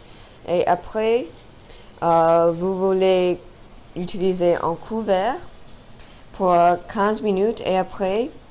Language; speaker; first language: French; non-native, learner; English